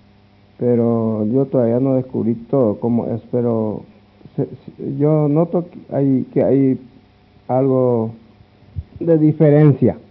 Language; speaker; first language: Spanish; non-native, local second language; Guarani